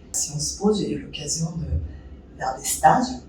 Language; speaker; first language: French; non-native, fluent; Japanese